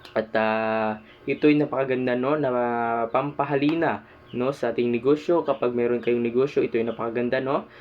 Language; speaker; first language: Filipino; non-native, local second language; Cebuano